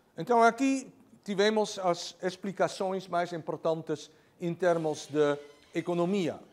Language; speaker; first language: Portuguese; non-native, fluent; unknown